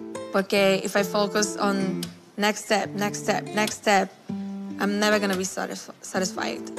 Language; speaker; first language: English; non-native, fluent; Portuguese